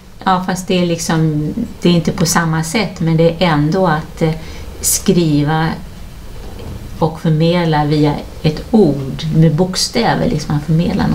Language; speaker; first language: Swedish; native; Swedish